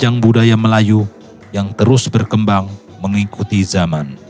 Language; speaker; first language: Indonesian; native; Indonesian